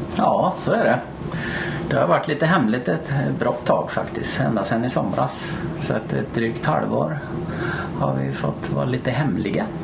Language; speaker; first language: Swedish; native; Swedish